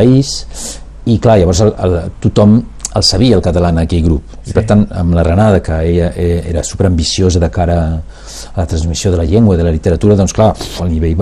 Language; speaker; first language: Catalan; non-native, local second language; Spanish